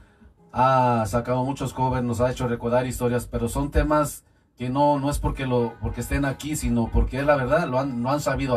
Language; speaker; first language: Spanish; native; Spanish